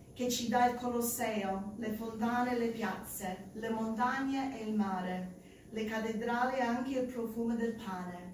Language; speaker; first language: Italian; early bilingual, heritage; Italian